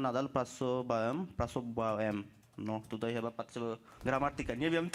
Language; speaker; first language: Polish; non-native, learner; Bangla